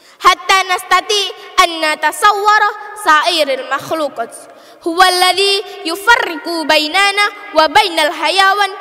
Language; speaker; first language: Arabic; non-native, learner; Indonesian